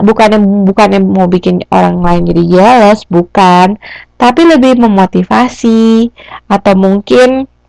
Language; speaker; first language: Indonesian; native; Indonesian